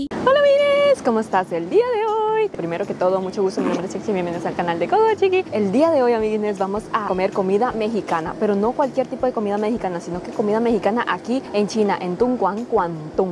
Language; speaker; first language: Spanish; native; Spanish